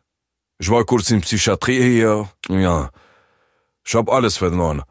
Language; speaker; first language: German; non-native, learner; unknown